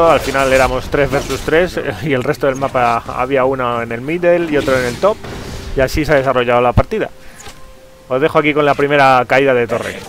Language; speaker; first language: Spanish; native; Spanish